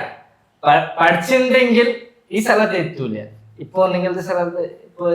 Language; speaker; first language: Malayalam; non-native, learner; Bangla